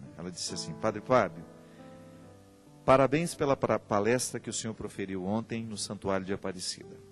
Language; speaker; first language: Portuguese; native; Portuguese